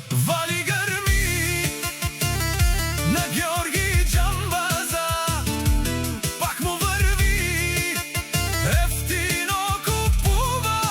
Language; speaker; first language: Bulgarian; non-native, local second language; Romany